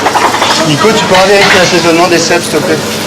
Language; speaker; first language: French; native; French